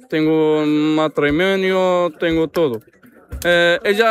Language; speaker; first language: Spanish; non-native, learner; Arabic